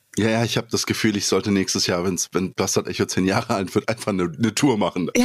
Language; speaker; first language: German; early bilingual, other home language; Polish